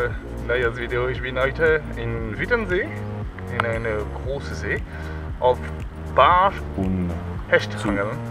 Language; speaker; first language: German; non-native, learner; French